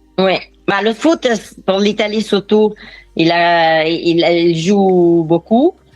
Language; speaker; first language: French; non-native, fluent; Italian